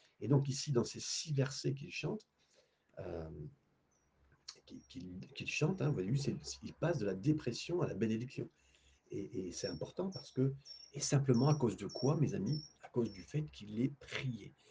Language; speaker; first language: French; native; French